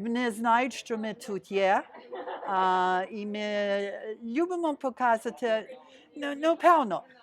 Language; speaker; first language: Ukrainian; early bilingual, heritage; Ukrainian